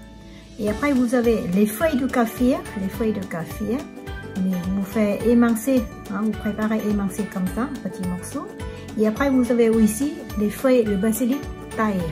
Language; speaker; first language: French; non-native, learner; Thai